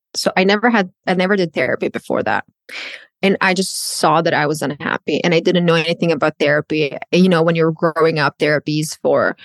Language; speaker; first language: English; non-native, fluent; Croatian